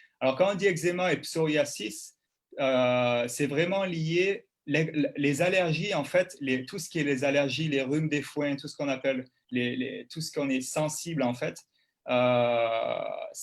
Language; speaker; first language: French; native; French